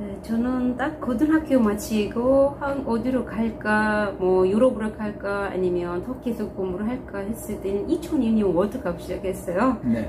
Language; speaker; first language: Korean; non-native, fluent; Turkish